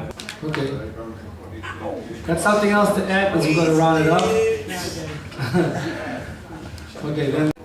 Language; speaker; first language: English; non-native, fluent; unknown